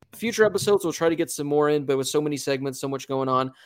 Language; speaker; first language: English; native; English